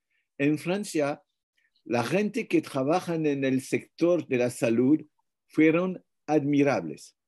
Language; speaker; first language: Spanish; non-native, fluent; French